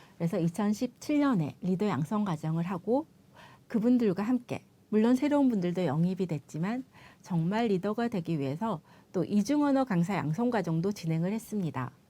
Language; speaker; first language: Korean; native; Korean